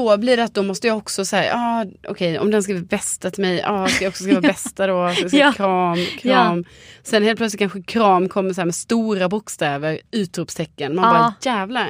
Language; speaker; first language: Swedish; native; Swedish